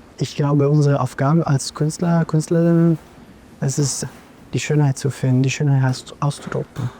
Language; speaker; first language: German; non-native, fluent; Italian